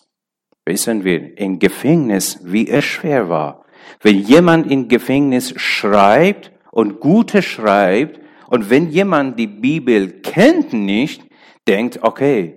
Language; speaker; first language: German; non-native, learner; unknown